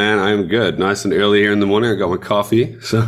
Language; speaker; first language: English; native; English